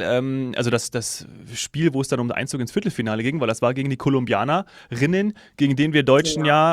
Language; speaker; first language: German; native; German